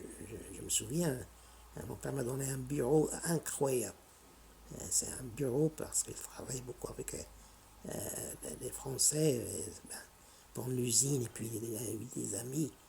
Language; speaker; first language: French; non-native, local second language; Arabic